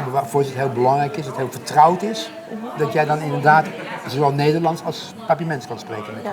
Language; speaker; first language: Dutch; native; Dutch